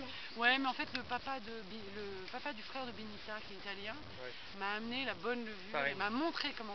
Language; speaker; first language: French; native; French